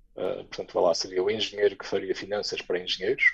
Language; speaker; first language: Portuguese; native; Portuguese